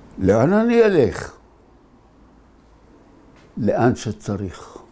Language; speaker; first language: Hebrew; early bilingual, other home language; Arabic